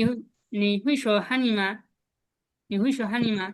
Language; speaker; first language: Chinese; non-native, learner; English